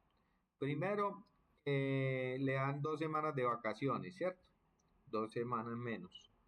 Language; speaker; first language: Spanish; native; Spanish